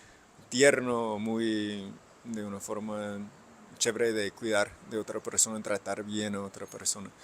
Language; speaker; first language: Spanish; non-native, fluent; English